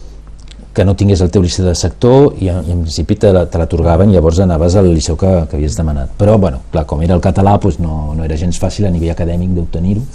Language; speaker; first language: Catalan; non-native, local second language; Spanish